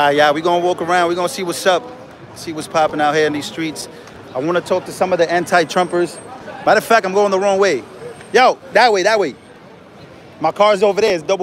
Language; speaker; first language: English; early bilingual, other home language; Spanish